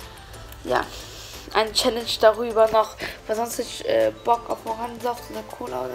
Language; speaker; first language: German; early bilingual, other home language; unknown